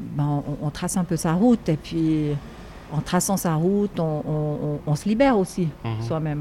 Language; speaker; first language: French; native; French